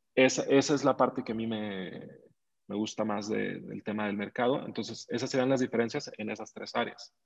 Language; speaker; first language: Spanish; native; Spanish